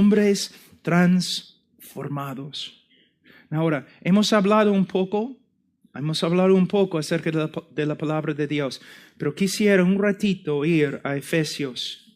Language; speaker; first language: Spanish; non-native, fluent; English